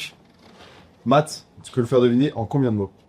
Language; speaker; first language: French; native; French